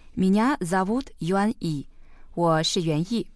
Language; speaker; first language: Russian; non-native, fluent; Chinese